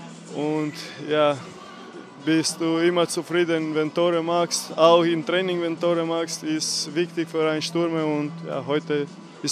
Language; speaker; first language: German; non-native, learner; Albanian